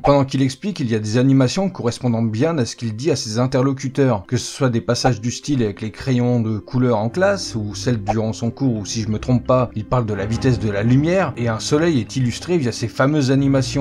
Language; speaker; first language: French; native; French